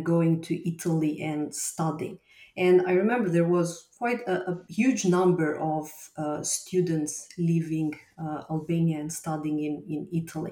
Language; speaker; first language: English; non-native, fluent; Albanian